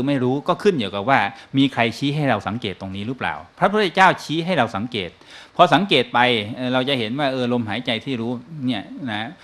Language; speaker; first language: Thai; native; Thai